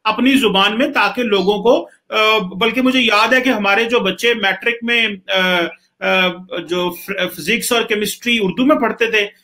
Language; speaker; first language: Urdu; non-native, local second language; Punjabi